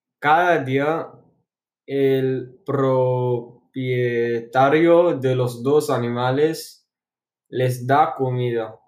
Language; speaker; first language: Spanish; non-native, learner; English